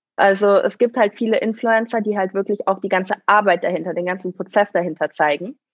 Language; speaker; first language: German; native; German